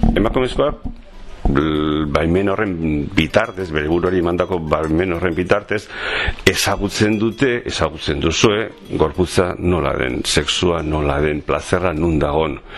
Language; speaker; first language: Basque; non-native, local second language; Spanish